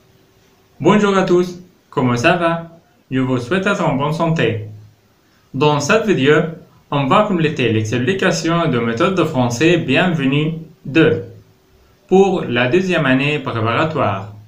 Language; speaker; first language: French; non-native, fluent; Arabic